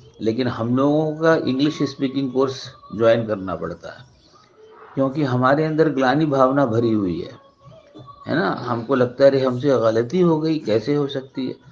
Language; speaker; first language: Hindi; native; Hindi